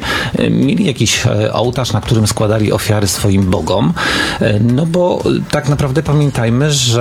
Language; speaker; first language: Polish; native; Polish